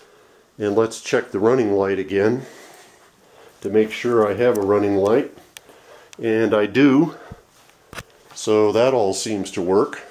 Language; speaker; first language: English; native; English